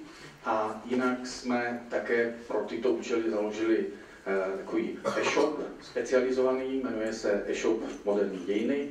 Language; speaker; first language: Czech; native; Czech